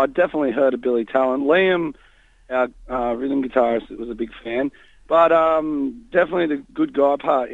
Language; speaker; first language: English; native; English